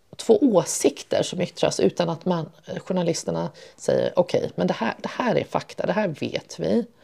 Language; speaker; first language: Swedish; early bilingual, other home language; Persian